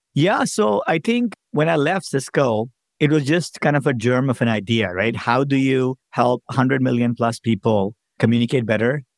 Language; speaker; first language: English; non-native, local second language; Hindi